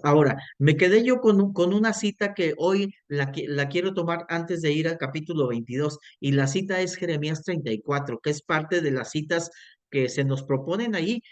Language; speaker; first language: Spanish; native; Spanish